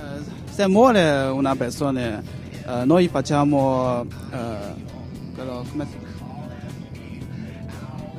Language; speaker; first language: Italian; non-native, learner; Chinese